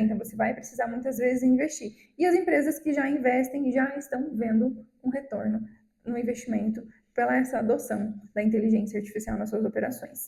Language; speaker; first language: Portuguese; native; Portuguese